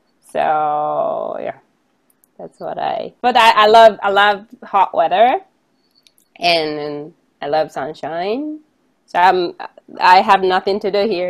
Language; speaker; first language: English; non-native, fluent; Japanese